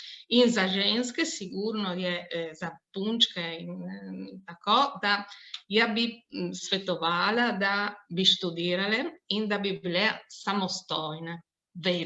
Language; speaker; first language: Slovenian; non-native, local second language; Italian